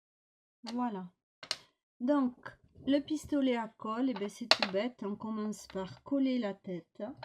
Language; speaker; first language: French; native; French